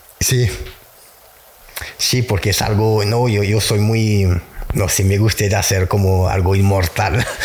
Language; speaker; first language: Spanish; non-native, learner; French